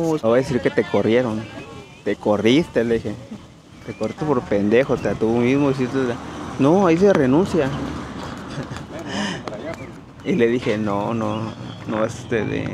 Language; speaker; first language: Spanish; native; Spanish